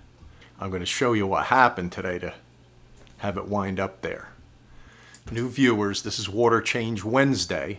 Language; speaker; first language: English; native; English